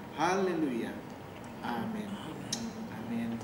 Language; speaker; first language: Indonesian; native; Indonesian